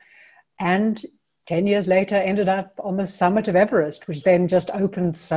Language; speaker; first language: English; native; English